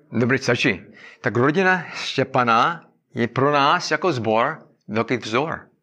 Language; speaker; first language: Czech; non-native, learner; English